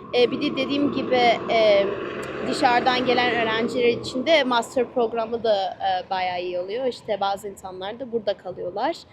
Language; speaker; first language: Turkish; early bilingual, heritage; Turkish